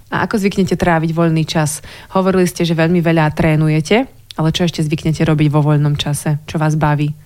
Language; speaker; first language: Slovak; native; Slovak